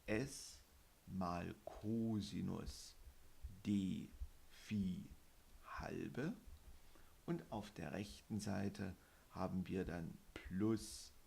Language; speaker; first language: German; native; German